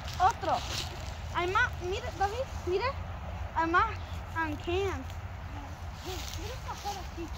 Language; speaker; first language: Spanish; early bilingual, heritage; Spanish